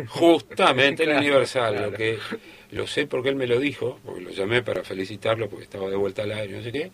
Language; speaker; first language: Spanish; native; Spanish